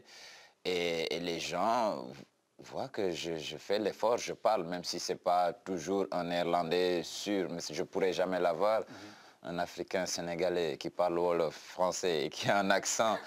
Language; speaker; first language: French; non-native, local second language; Wolof